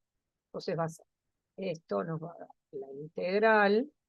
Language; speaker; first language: Spanish; native; Spanish